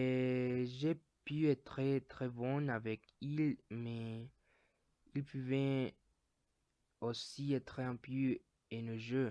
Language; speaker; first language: French; non-native, learner; Spanish